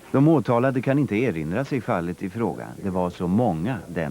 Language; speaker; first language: Swedish; native; Swedish